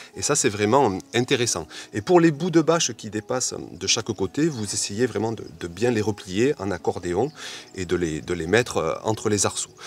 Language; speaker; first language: French; native; French